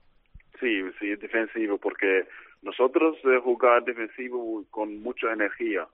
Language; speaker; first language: Spanish; non-native, learner; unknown